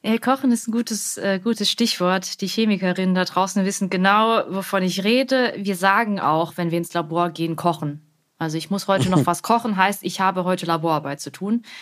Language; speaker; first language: German; early bilingual, other home language; Vietnamese